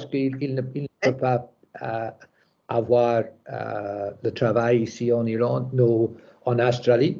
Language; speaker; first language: French; non-native, learner; English